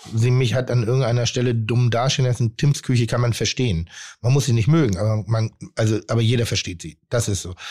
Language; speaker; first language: German; native; German